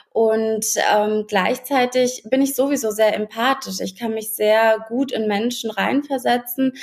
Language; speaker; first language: German; native; German